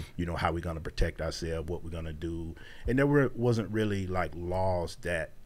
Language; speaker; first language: English; native; English